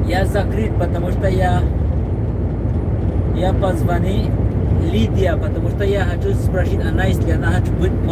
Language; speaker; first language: Russian; non-native, learner; English